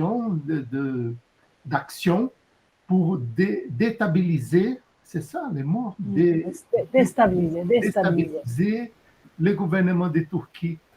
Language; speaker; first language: French; non-native, fluent; Portuguese